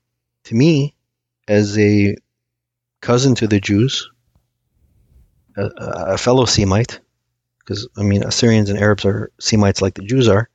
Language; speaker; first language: English; early bilingual, other home language; Assyrian Neo-Aramaic